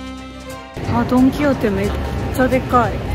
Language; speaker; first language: Japanese; non-native, fluent; Korean